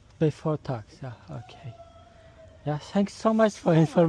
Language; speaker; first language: English; non-native, learner; Tajik